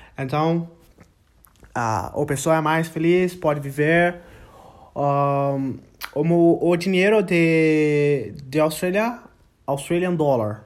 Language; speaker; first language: Portuguese; non-native, learner; English